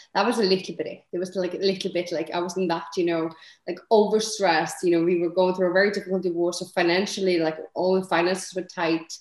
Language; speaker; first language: English; non-native, fluent; Icelandic